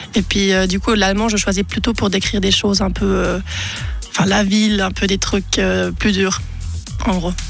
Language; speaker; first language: French; non-native, local second language; German